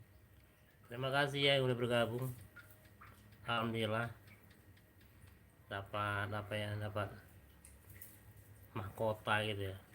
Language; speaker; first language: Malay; non-native, local second language; Minangkabau